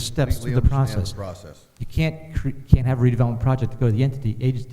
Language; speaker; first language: English; native; English